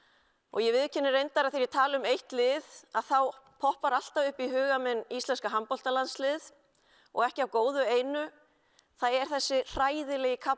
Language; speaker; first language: Icelandic; native; Icelandic